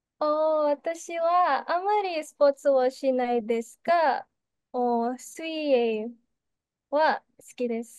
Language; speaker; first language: Japanese; non-native, learner; Filipino